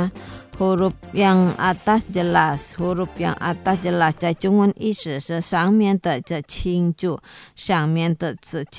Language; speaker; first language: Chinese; non-native, learner; Indonesian